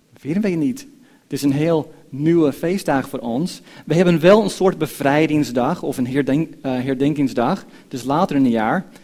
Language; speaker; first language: Dutch; non-native, fluent; English